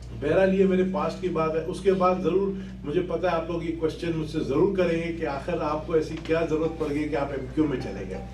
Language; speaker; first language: Urdu; non-native, local second language; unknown